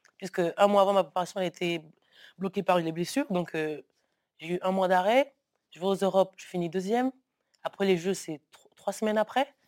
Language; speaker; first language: French; early bilingual, other home language; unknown